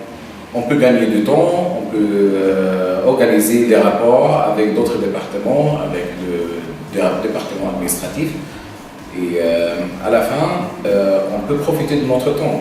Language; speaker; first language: French; non-native, fluent; Arabic